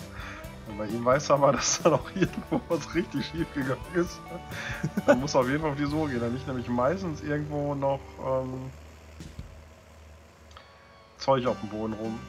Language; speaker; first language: German; native; German